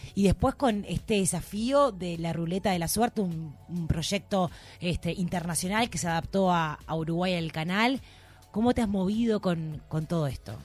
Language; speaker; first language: Spanish; native; Spanish